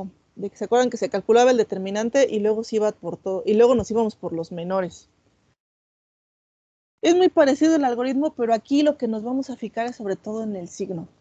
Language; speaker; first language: Spanish; native; Spanish